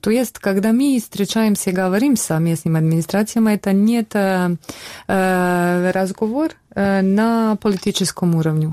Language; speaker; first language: Russian; non-native, learner; Bosnian